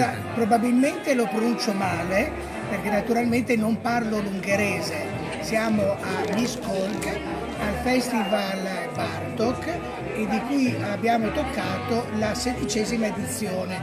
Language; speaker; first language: Italian; native; Italian